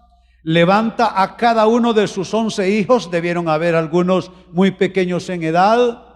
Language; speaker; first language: Spanish; native; Spanish